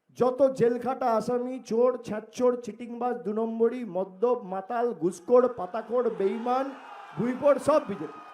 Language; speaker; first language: Bangla; native; Bangla